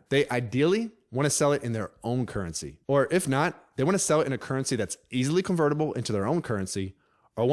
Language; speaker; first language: English; native; English